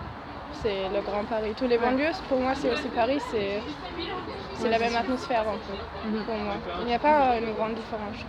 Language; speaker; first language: French; non-native, learner; German